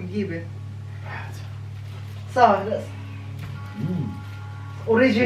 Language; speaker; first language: German; non-native, learner; Filipino